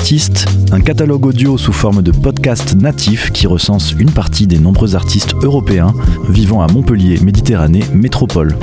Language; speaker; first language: French; native; French